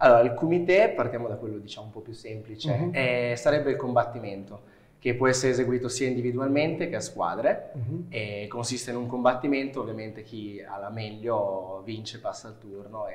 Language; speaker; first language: Italian; native; Italian